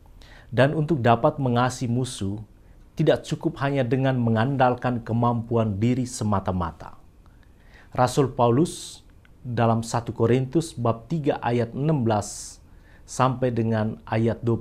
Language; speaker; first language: Indonesian; native; Indonesian